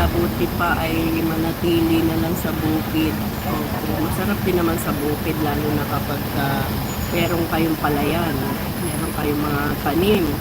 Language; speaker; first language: Filipino; native; Filipino